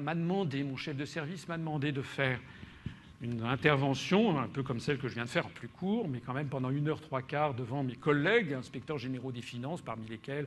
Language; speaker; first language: French; native; French